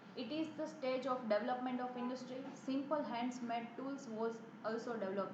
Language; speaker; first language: English; non-native, local second language; Gujarati